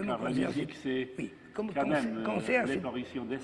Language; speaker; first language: French; non-native, fluent; Macedonian